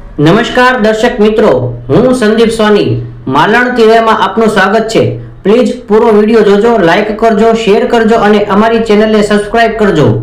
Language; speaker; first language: Gujarati; native; Gujarati